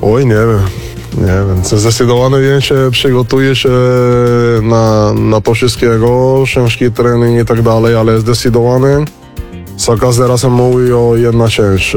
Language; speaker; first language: Polish; non-native, learner; Spanish